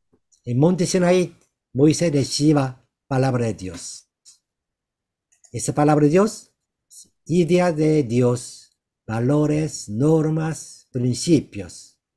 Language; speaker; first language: Spanish; non-native, learner; Korean